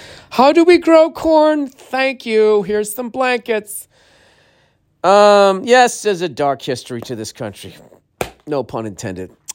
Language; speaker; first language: English; native; English